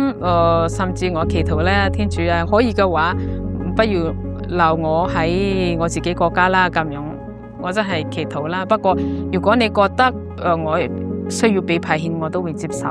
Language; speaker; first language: Cantonese; non-native, fluent; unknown